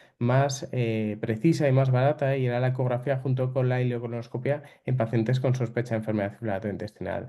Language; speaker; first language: Spanish; native; Spanish